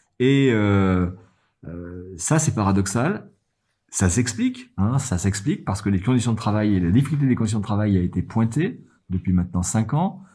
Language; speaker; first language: French; native; French